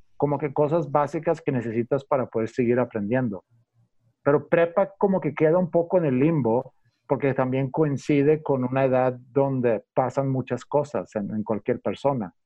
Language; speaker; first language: Spanish; non-native, fluent; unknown